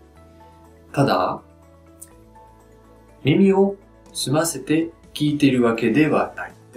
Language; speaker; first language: Japanese; non-native, fluent; French